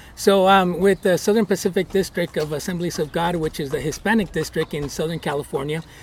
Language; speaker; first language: English; early bilingual, other home language; Spanish